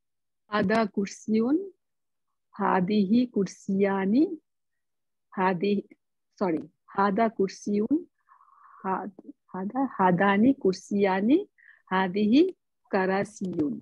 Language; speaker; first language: Arabic; non-native, learner; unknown